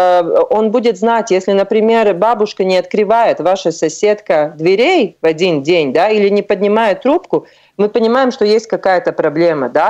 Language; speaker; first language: Russian; non-native, local second language; Latvian